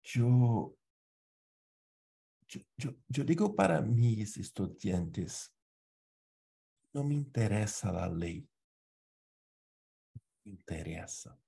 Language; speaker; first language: Spanish; non-native, fluent; Portuguese